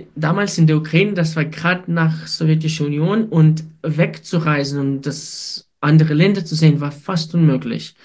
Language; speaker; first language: German; non-native, fluent; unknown